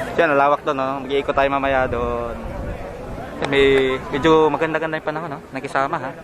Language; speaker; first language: Filipino; native; Filipino